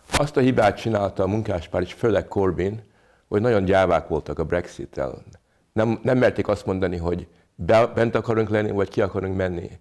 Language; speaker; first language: Hungarian; early bilingual, other home language; English